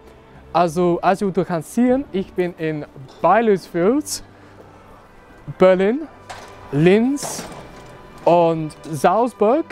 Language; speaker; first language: German; non-native, learner; English